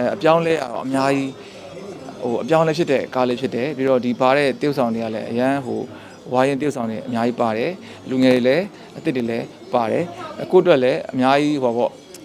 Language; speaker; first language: Burmese; non-native, local second language; Shan